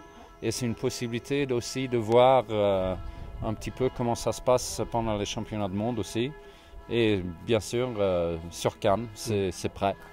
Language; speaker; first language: French; non-native, fluent; Swedish